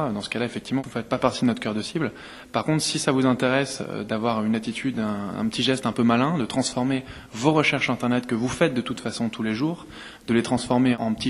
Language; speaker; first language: French; native; French